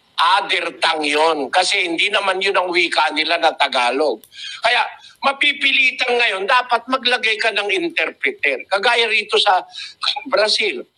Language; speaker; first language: Filipino; native; Filipino